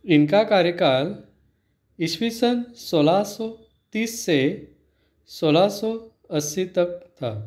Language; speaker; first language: Hindi; non-native, local second language; Marathi